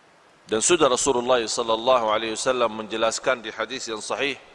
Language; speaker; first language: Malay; non-native, fluent; Arabic